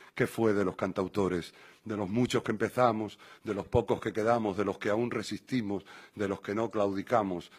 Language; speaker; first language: Spanish; native; Spanish